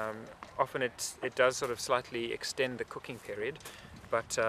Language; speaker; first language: English; native; English